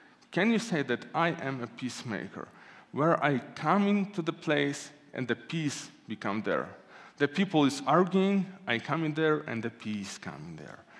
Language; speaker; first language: English; non-native, fluent; Ukrainian